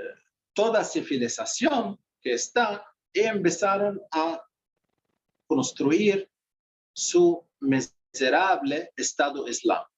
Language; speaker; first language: Spanish; non-native, fluent; Arabic